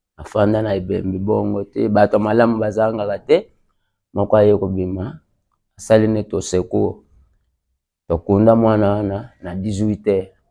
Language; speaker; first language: Lingala; native; Lingala